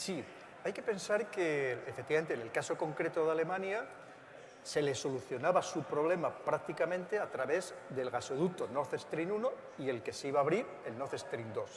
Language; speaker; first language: Spanish; native; Spanish